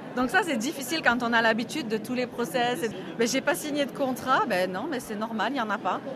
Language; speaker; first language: French; native; French